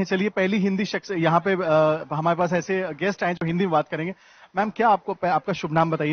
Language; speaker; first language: Hindi; native; Hindi